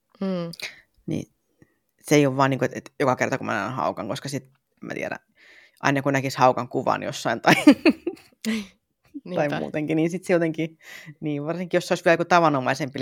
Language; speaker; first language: Finnish; native; Finnish